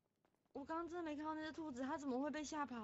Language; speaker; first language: Chinese; native; Chinese